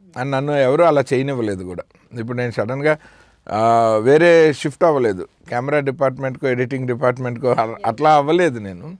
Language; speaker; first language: Telugu; native; Telugu